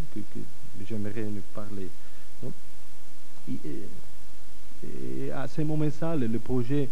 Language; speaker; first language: French; non-native, fluent; Catalan